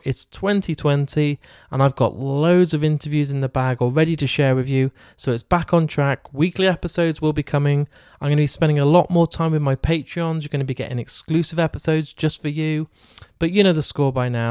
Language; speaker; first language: English; native; English